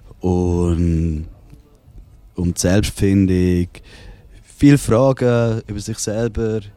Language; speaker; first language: German; native; German